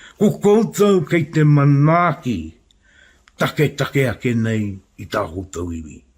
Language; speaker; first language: Māori; native; Māori